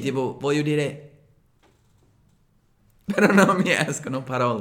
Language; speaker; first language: Italian; non-native, fluent; English